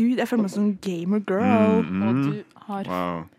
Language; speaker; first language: Norwegian; native; Norwegian